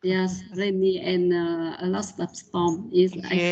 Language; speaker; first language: English; non-native, learner; Vietnamese